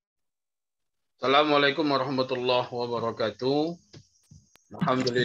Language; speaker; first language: Indonesian; native; Indonesian